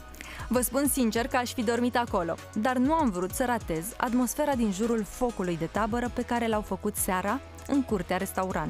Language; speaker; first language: Romanian; native; Romanian